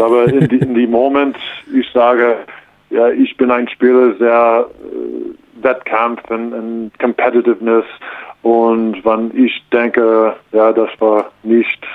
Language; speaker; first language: German; non-native, learner; English